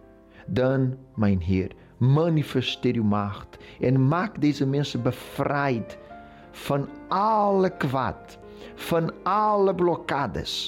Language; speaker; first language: Dutch; non-native, fluent; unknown